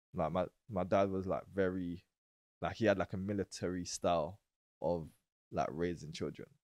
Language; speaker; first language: English; native; English